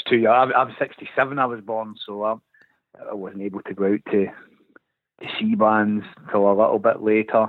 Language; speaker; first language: English; native; English